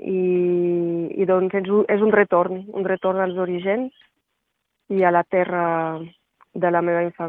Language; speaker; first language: Catalan; non-native, local second language; French